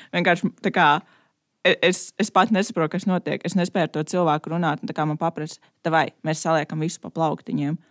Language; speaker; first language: Latvian; native; Latvian